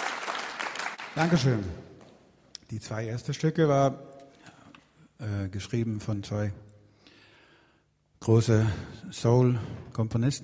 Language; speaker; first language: German; non-native, fluent; Swedish